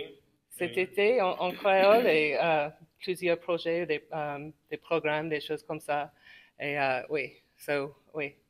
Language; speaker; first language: French; non-native, local second language; English